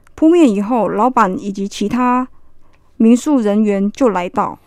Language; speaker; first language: Chinese; native; Chinese